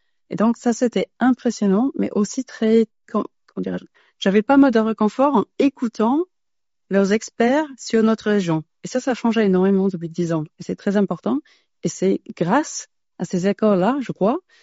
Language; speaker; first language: French; non-native, fluent; English